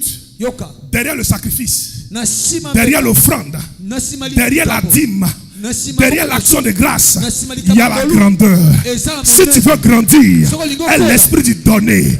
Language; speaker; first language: French; native; French